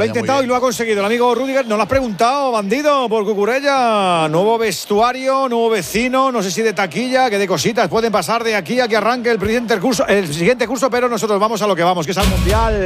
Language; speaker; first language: Spanish; native; Spanish